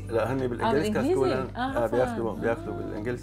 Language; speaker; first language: Arabic; native; Arabic